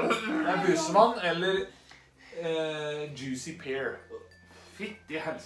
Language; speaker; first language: Norwegian; native; Norwegian